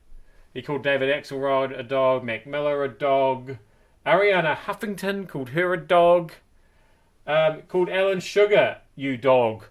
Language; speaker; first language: English; native; English